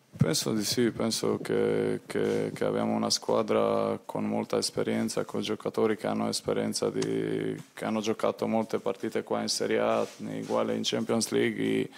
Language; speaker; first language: Italian; non-native, fluent; Croatian